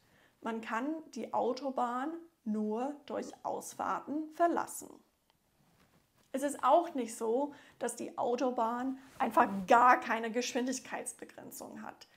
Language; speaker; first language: German; non-native, fluent; English